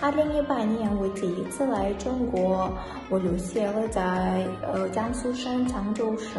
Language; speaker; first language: Chinese; non-native, learner; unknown